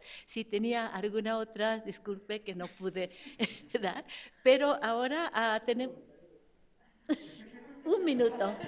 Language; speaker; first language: Spanish; non-native, fluent; Japanese